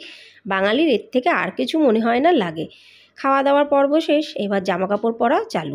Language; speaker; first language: Bangla; native; Bangla